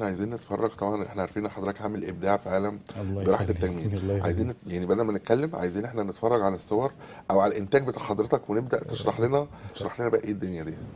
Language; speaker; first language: Arabic; native; Arabic